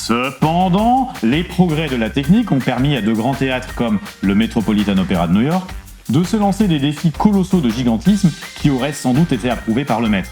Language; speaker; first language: French; native; French